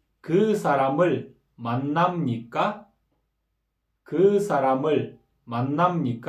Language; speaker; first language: Korean; non-native, fluent; Kyrgyz